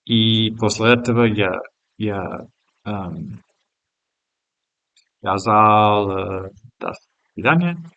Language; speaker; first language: Russian; non-native, learner; English